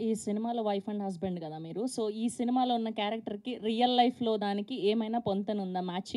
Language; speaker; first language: Telugu; native; Telugu